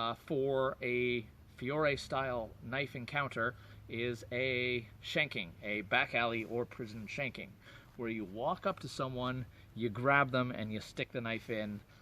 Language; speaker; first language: English; native; English